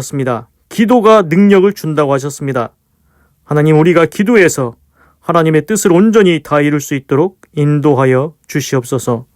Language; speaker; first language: Korean; native; Korean